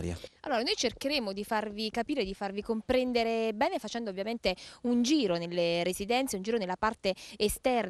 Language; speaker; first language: Italian; native; Italian